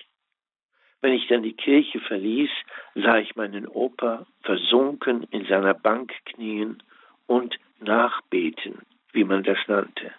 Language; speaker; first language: German; native; German